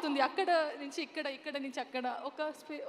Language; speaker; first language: Telugu; non-native, learner; Kannada